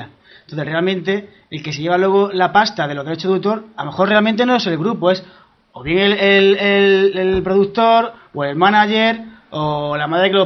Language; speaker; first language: Spanish; native; Spanish